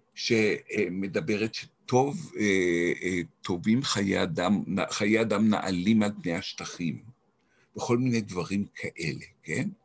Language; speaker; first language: Hebrew; non-native, local second language; German